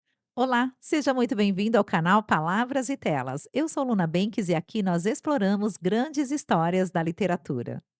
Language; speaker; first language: Portuguese; native; Portuguese